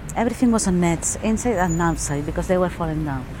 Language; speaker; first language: English; non-native, fluent; German